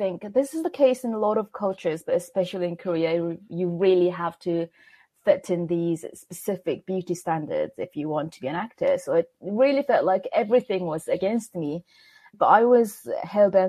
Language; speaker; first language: English; non-native, fluent; Korean